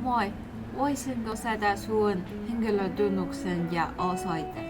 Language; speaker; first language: Finnish; non-native, learner; Chinese